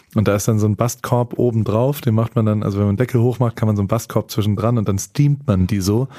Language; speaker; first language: German; native; German